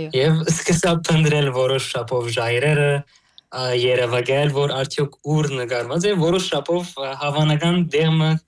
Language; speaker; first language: Armenian; early bilingual, heritage; Armenian